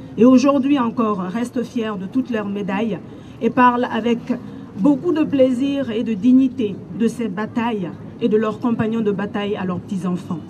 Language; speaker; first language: French; non-native, local second language; Bambara